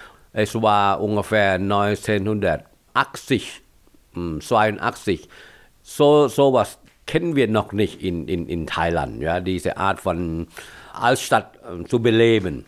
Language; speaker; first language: German; non-native, fluent; Thai